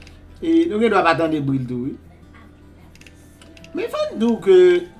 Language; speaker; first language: Haitian Creole; native; Haitian Creole